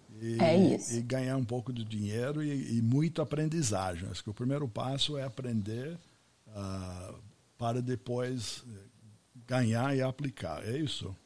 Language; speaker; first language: Portuguese; non-native, fluent; English